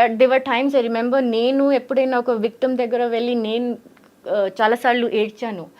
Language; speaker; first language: Telugu; early bilingual, heritage; Telugu